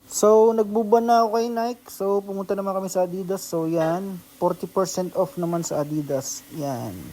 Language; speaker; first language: Filipino; native; Filipino